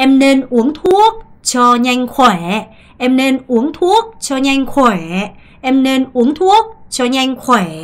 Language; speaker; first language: Vietnamese; non-native, fluent; Korean